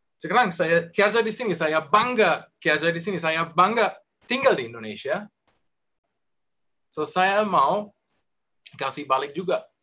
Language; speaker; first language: Indonesian; non-native, learner; German